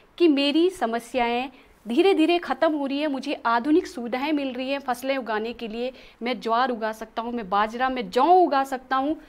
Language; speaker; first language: Hindi; native; Hindi